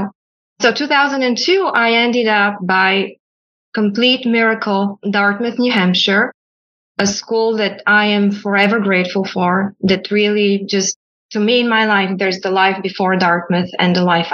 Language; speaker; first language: English; non-native, fluent; Bulgarian